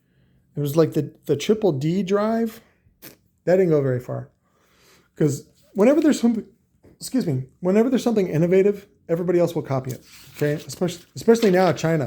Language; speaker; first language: English; native; English